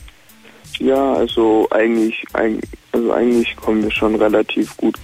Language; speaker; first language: German; native; German